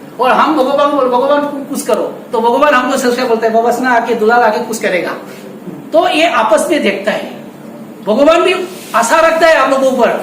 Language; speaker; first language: Hindi; non-native, local second language; Bangla